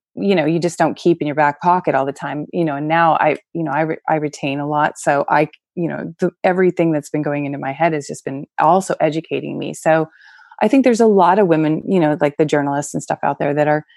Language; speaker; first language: English; native; English